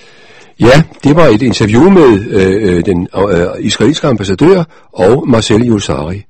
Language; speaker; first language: Danish; native; Danish